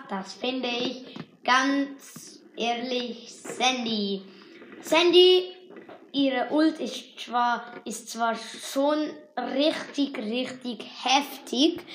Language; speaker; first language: German; native; German